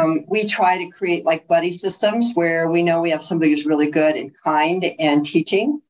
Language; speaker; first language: English; native; English